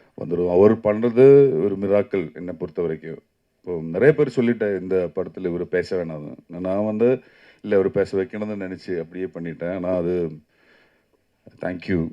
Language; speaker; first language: Tamil; non-native, learner; Malayalam